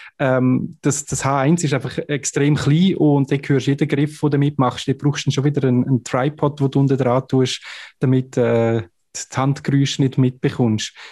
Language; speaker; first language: German; native; German